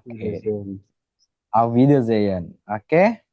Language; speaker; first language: German; non-native, learner; Indonesian